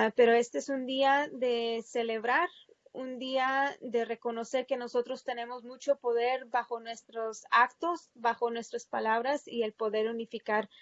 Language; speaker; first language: Spanish; early bilingual, heritage; Spanish